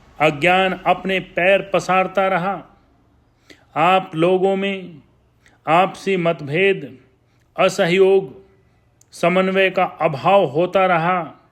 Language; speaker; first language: Hindi; native; Hindi